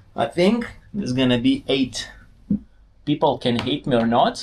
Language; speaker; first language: English; non-native, fluent; Lithuanian